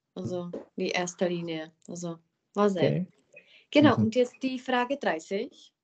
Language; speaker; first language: German; non-native, fluent; Czech